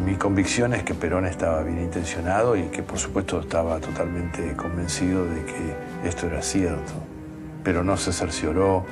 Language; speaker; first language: Spanish; native; Spanish